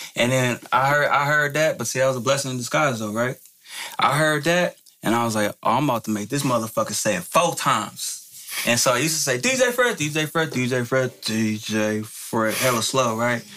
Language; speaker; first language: English; native; English